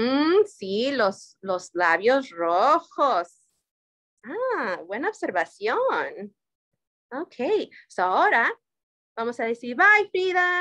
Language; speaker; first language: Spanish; early bilingual, other home language; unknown